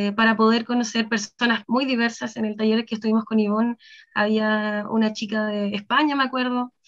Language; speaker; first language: Spanish; native; Spanish